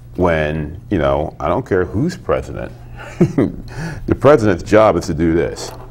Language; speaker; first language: English; native; English